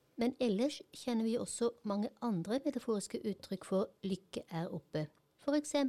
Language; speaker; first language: Norwegian; non-native, fluent; German